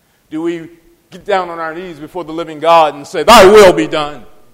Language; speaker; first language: English; native; English